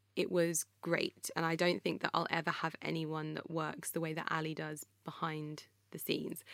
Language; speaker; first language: English; native; English